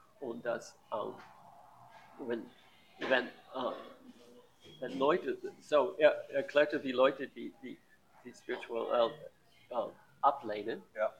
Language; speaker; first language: German; non-native, learner; English